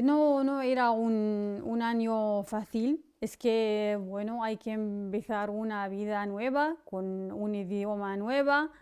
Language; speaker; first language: Spanish; non-native, fluent; Arabic